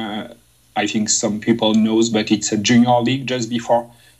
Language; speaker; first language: English; non-native, fluent; French